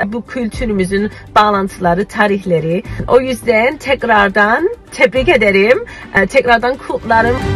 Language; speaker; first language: Turkish; early bilingual, heritage; Turkish